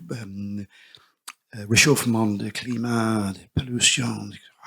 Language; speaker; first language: French; non-native, learner; English